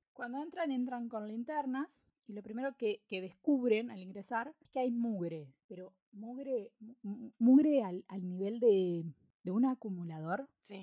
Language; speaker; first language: Spanish; native; Spanish